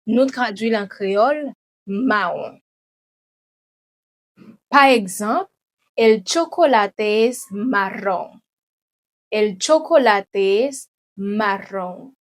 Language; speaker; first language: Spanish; non-native, fluent; Haitian Creole